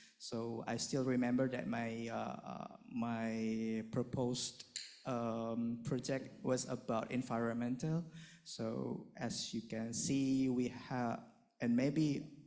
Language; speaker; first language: English; non-native, fluent; Indonesian